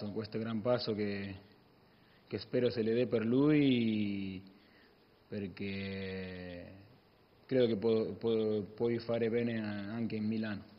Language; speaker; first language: Italian; non-native, fluent; Spanish